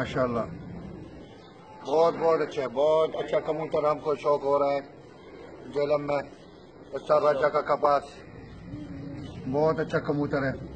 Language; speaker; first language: Hindi; non-native, learner; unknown